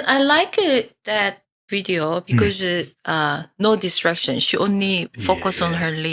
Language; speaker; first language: English; non-native, fluent; Korean